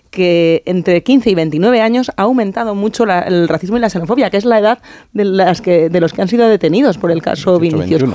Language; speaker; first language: Spanish; native; Spanish